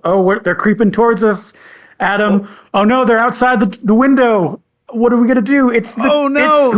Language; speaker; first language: English; native; English